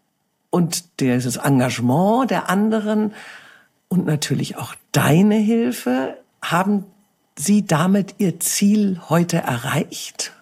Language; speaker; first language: German; native; German